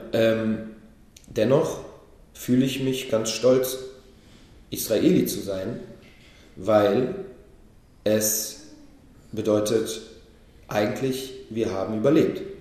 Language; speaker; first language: German; early bilingual, other home language; Hebrew